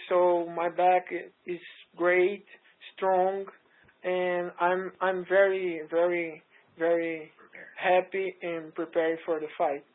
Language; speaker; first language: English; non-native, learner; Portuguese